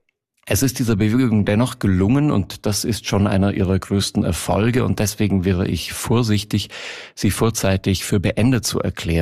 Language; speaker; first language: German; native; German